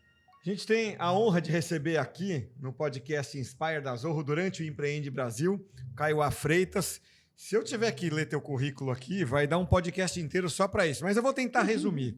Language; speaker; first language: Portuguese; native; Portuguese